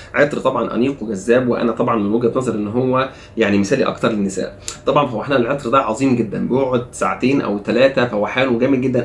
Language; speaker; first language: Arabic; native; Arabic